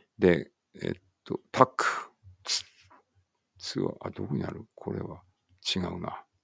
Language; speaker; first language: Japanese; native; Japanese